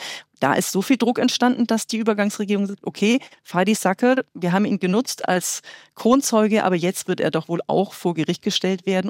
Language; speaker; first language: German; native; German